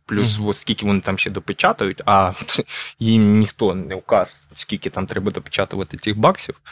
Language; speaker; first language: Ukrainian; non-native, local second language; Russian